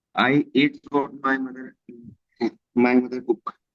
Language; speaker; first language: English; non-native, learner; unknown